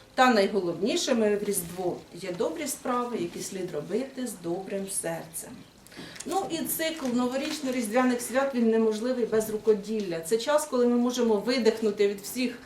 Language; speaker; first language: Ukrainian; native; Ukrainian